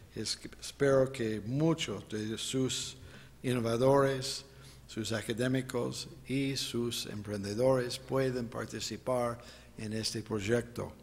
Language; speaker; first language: Spanish; non-native, fluent; English